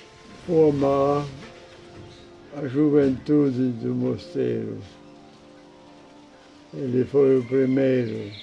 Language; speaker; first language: Portuguese; non-native, fluent; German